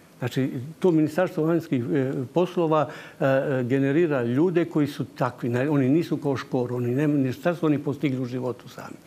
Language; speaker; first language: Croatian; native; Croatian